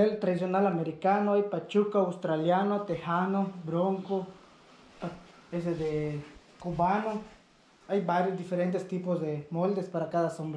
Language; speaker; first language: Spanish; native; Spanish